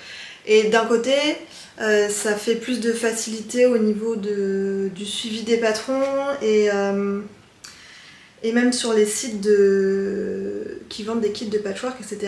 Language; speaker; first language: French; native; French